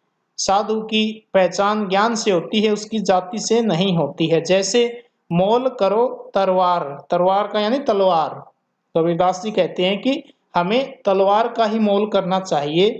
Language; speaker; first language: Hindi; native; Hindi